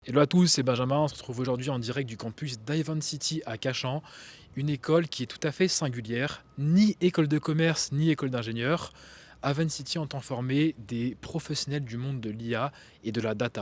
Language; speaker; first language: French; native; French